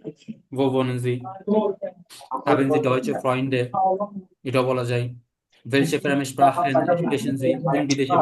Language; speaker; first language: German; non-native, learner; Bangla